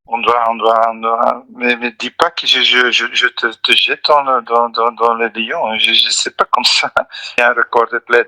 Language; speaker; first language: French; non-native, local second language; Dutch